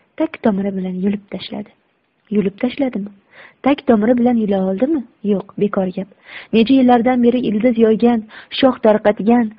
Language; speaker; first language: Uzbek; native; Uzbek